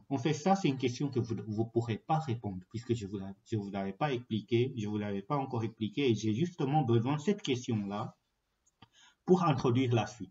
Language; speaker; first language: French; non-native, fluent; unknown